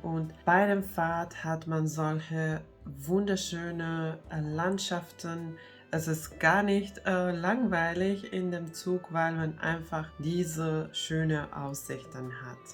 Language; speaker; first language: German; non-native, fluent; Finnish